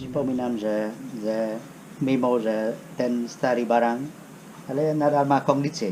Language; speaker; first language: Polish; non-native, fluent; Khmer